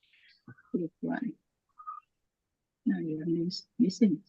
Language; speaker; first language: English; non-native, learner; Indonesian